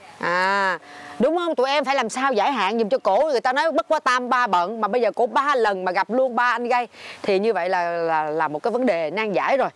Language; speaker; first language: Vietnamese; native; Vietnamese